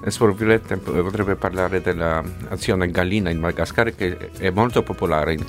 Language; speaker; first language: Italian; non-native, fluent; Polish